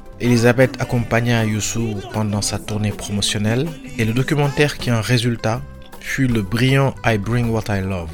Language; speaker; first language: French; non-native, local second language; Wolof